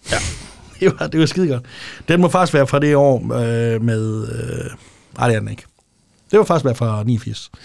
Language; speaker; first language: Danish; native; Danish